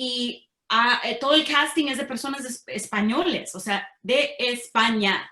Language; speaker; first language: Spanish; early bilingual, heritage; Spanish